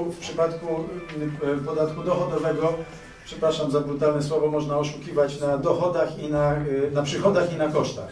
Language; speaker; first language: Polish; native; Polish